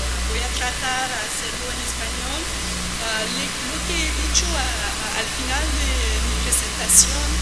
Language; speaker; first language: Spanish; non-native, fluent; French